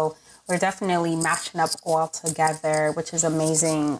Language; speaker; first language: English; native; English